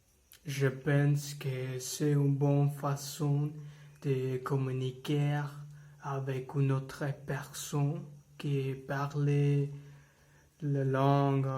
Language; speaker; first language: French; non-native, learner; English